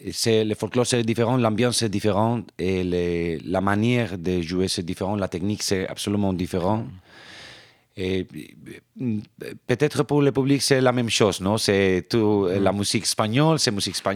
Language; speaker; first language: French; non-native, fluent; Spanish